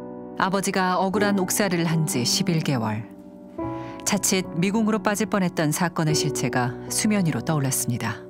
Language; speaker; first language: Korean; native; Korean